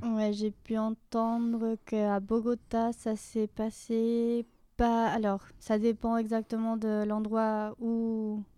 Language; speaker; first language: French; non-native, fluent; Spanish